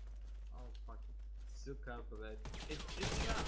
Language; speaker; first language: English; non-native, learner; Russian